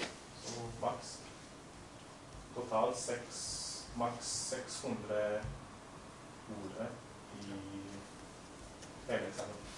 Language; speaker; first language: Norwegian; non-native, fluent; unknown